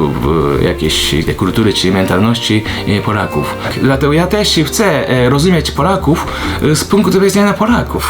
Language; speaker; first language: Polish; non-native, fluent; Japanese